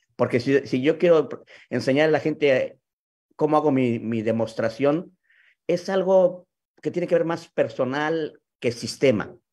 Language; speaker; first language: Spanish; native; Spanish